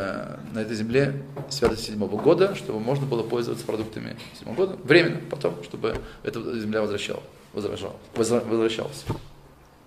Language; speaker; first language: Russian; native; Russian